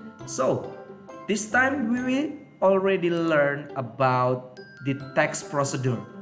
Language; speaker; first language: English; non-native, fluent; Indonesian